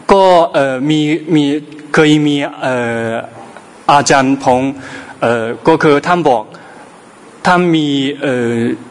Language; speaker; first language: Thai; non-native, learner; Chinese